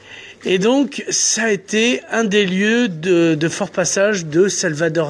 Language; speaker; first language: French; native; French